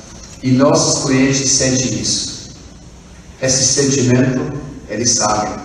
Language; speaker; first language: Portuguese; non-native, fluent; English